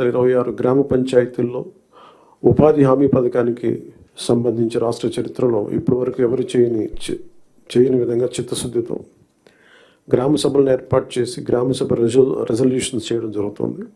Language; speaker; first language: Telugu; native; Telugu